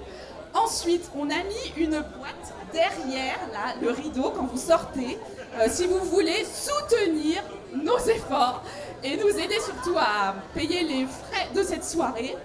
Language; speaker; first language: French; native; French